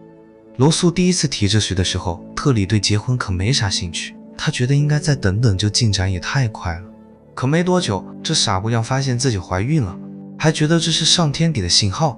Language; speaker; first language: Chinese; native; Chinese